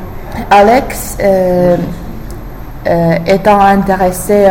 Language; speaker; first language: French; non-native, fluent; English